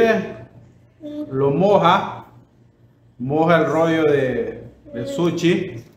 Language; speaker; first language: Spanish; native; Spanish